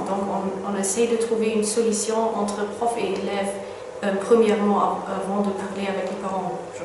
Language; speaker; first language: French; non-native, fluent; German